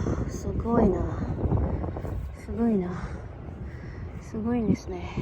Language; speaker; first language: Japanese; non-native, learner; Filipino